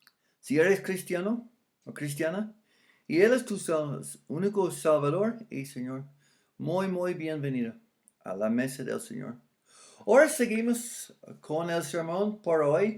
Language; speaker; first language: Spanish; non-native, fluent; English